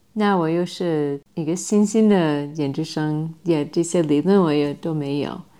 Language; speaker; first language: Chinese; non-native, fluent; English